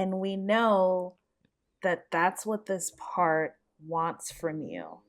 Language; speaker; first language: English; native; English